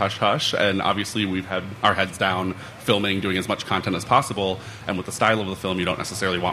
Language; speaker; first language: English; native; English